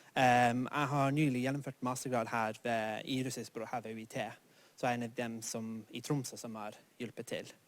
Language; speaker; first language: Norwegian; non-native, fluent; English